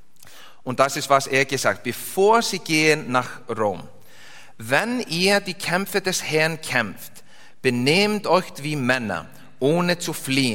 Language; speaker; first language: German; non-native, learner; English